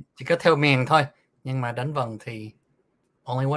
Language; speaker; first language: Vietnamese; early bilingual, heritage; Vietnamese